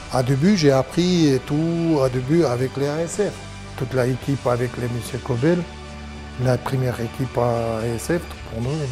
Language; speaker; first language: French; non-native, learner; Chechen